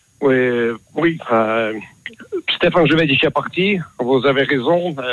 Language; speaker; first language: French; non-native, learner; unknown